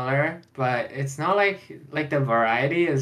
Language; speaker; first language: English; non-native, fluent; Chinese